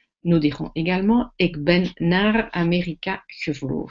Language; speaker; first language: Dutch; non-native, fluent; French